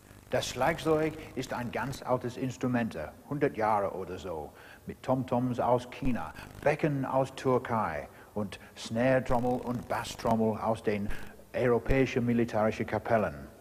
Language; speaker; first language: German; non-native, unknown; English